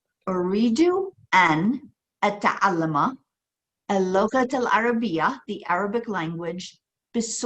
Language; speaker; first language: Arabic; non-native, fluent; English